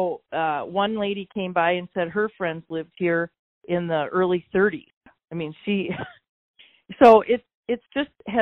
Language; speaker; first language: English; native; English